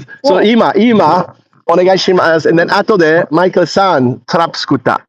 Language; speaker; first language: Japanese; non-native, learner; English